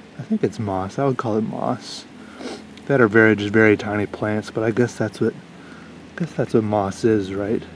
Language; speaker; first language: English; native; English